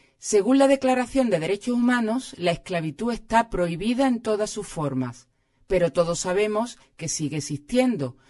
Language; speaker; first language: Spanish; native; Spanish